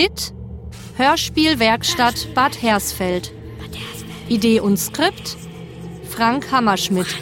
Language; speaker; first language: German; native; German